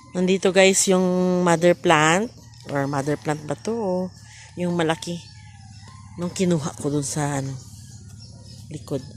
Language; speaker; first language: Filipino; non-native, local second language; Hiligaynon